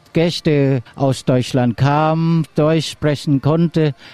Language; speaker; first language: German; non-native, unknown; Khmer